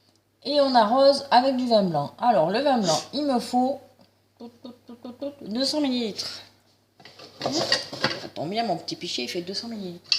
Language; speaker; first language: French; native; French